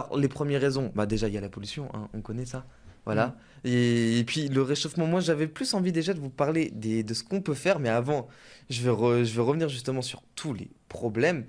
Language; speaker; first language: French; native; French